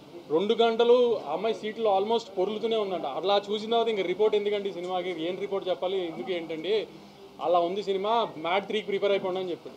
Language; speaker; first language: Telugu; native; Telugu